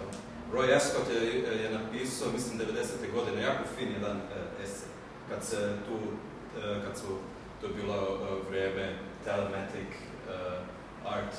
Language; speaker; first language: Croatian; early bilingual, heritage; German